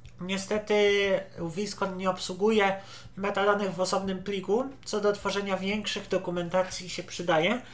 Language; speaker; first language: Polish; native; Polish